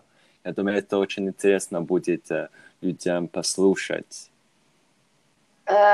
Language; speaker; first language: Russian; non-native, fluent; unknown